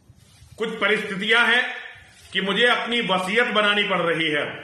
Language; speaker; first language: Hindi; native; Hindi